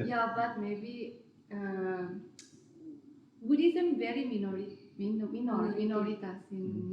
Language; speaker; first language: English; non-native, learner; Indonesian